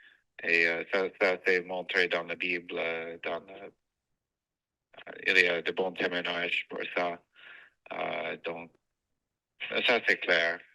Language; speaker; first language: French; non-native, fluent; English